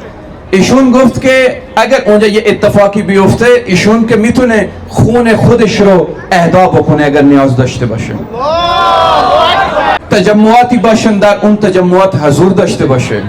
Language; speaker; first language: Persian; non-native, fluent; Urdu